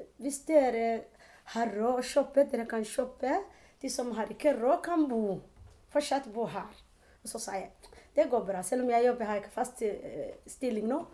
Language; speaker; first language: Norwegian; non-native, learner; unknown